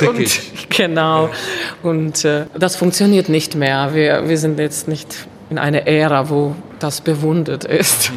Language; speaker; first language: German; non-native, fluent; Czech